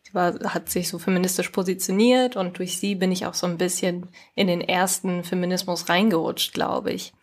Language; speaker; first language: German; early bilingual, other home language; Japanese